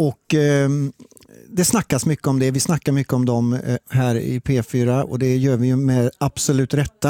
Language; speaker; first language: Swedish; native; Swedish